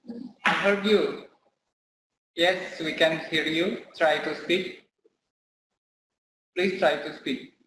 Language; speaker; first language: English; non-native, learner; Indonesian